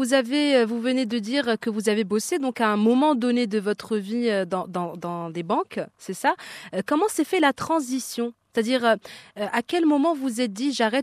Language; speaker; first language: French; native; French